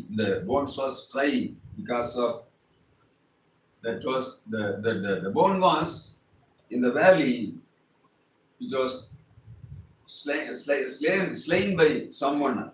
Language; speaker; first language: English; non-native, local second language; Tamil